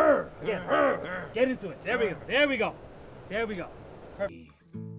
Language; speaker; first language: English; native; English